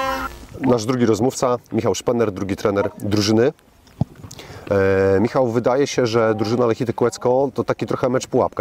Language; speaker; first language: Polish; native; Polish